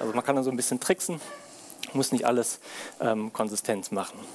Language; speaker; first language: German; native; German